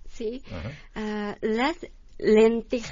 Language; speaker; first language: Spanish; non-native, learner; Japanese